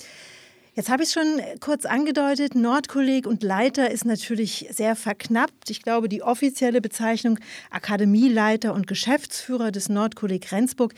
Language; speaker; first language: German; native; German